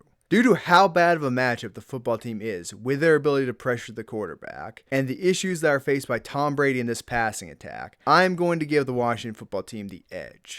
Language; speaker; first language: English; native; English